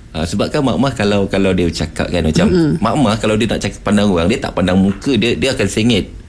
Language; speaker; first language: Malay; native; Malay